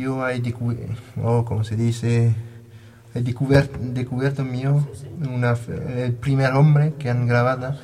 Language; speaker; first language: Spanish; non-native, learner; French